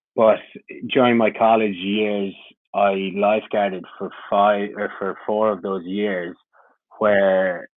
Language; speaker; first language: English; native; English